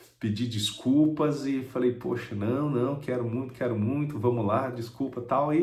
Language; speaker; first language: Portuguese; native; Portuguese